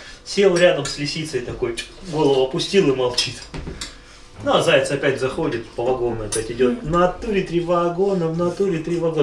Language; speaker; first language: Russian; native; Russian